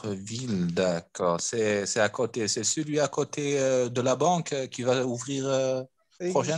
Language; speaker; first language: French; non-native, fluent; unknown